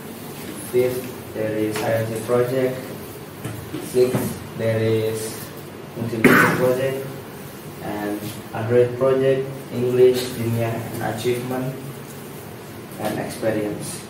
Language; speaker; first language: English; non-native, learner; Indonesian